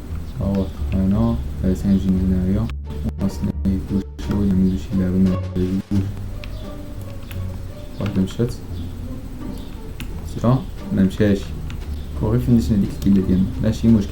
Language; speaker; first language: Arabic; native; Arabic